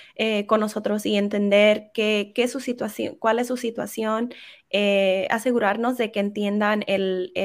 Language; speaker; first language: Spanish; early bilingual, heritage; Spanish